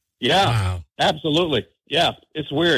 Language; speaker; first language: English; native; English